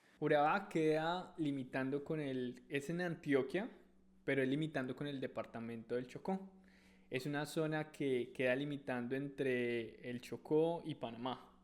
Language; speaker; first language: Spanish; native; Spanish